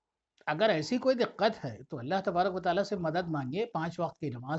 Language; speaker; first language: Urdu; native; Urdu